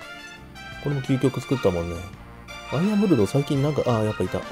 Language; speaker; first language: Japanese; native; Japanese